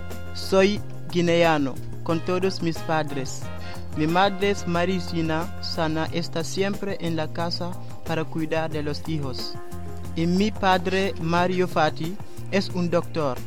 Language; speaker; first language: Spanish; non-native, learner; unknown